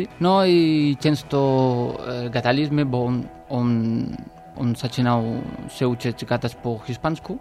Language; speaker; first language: Polish; non-native, learner; Spanish